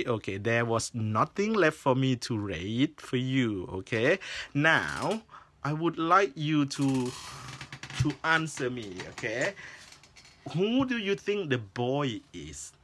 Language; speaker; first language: English; non-native, fluent; Thai